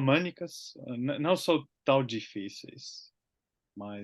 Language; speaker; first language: Portuguese; non-native, learner; Finnish